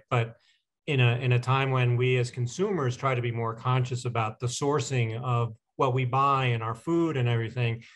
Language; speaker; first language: English; non-native, fluent; Spanish